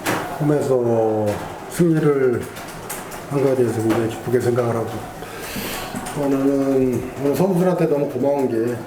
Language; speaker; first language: Korean; native; Korean